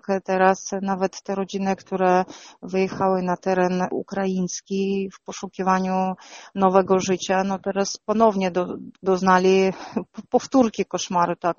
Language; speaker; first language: Polish; non-native, fluent; Russian